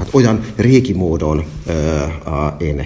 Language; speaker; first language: Hungarian; non-native, fluent; Finnish